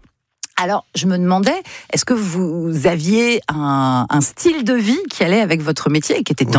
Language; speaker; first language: French; native; French